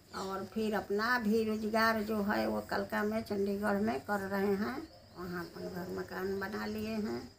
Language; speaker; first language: Hindi; native; Hindi